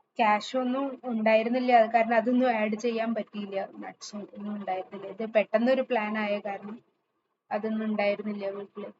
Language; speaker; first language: Malayalam; early bilingual, heritage; Malayalam